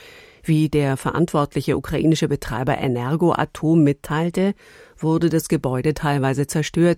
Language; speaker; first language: German; native; German